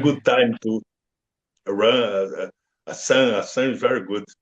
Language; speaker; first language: English; non-native, learner; Portuguese